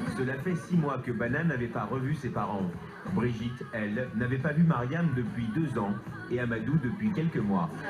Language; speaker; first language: French; native; French